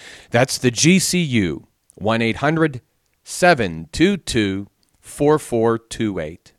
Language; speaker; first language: English; native; English